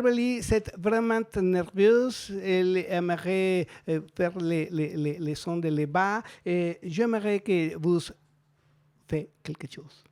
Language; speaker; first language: French; non-native, learner; Spanish